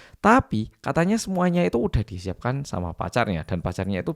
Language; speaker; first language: Indonesian; early bilingual, other home language; Korean